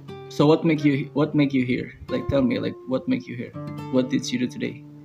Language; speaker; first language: English; non-native, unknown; Indonesian